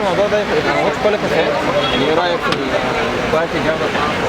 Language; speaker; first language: Arabic; native; Arabic